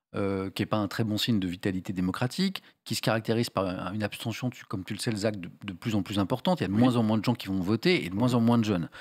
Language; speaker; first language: French; native; French